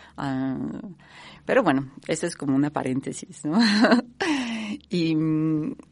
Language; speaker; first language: Spanish; non-native, fluent; French